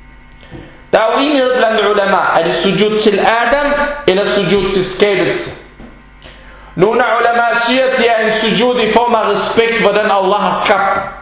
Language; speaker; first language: Danish; non-native, fluent; Arabic